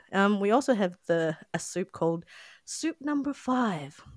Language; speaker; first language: English; non-native, local second language; Filipino